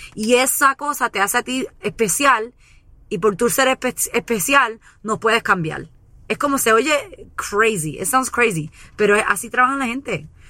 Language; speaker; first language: Spanish; early bilingual, heritage; Spanish